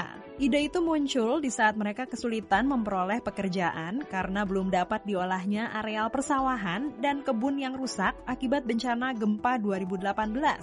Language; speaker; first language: Indonesian; native; Indonesian